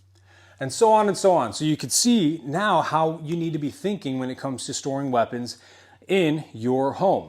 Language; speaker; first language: English; native; English